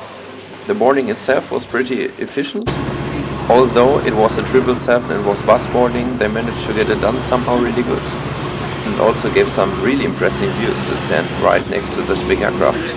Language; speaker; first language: English; non-native, fluent; German